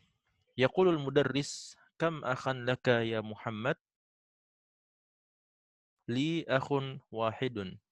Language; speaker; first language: Arabic; non-native, fluent; Indonesian